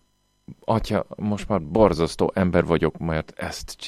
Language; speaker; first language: Hungarian; non-native, fluent; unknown